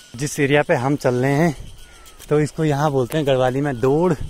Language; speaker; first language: Hindi; native; Hindi